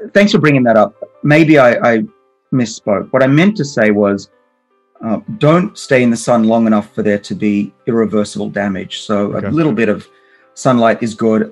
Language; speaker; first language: English; native; English